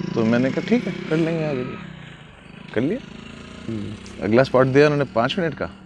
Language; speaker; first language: Hindi; native; Hindi